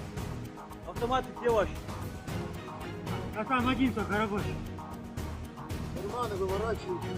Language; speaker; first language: Russian; native; Russian